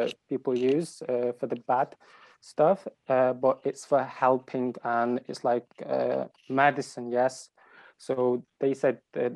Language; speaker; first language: English; non-native, fluent; Ukrainian